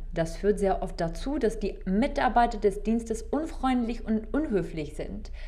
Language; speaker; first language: German; non-native, fluent; Czech